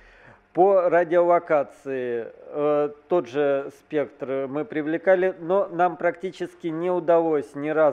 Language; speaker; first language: Russian; native; Russian